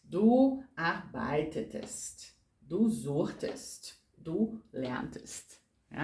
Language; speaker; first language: German; non-native, fluent; Portuguese